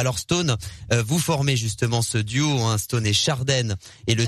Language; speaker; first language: French; native; French